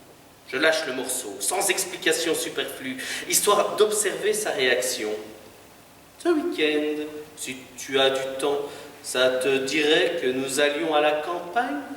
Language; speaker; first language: French; native; French